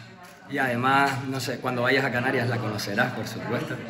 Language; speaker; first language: Spanish; native; Spanish